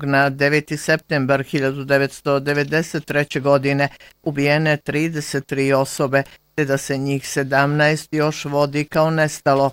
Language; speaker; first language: Bosnian; native; Bosnian